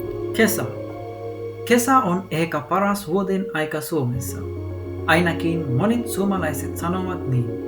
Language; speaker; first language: Finnish; non-native, learner; Sinhala